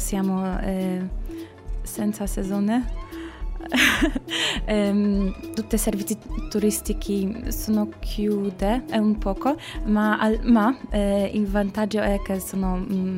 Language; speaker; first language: Italian; non-native, learner; Polish